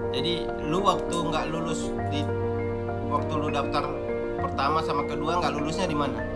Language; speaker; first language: Indonesian; native; Indonesian